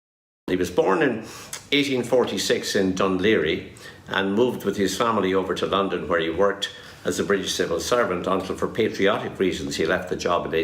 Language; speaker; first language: English; native; English